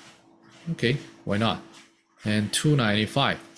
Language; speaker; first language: English; non-native, fluent; Korean